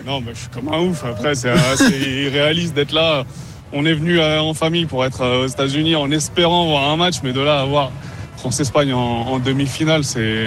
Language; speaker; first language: French; native; French